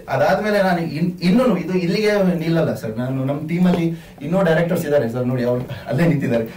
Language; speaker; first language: Kannada; non-native, local second language; Tulu